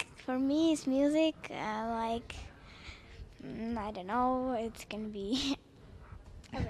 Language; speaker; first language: English; non-native, learner; Czech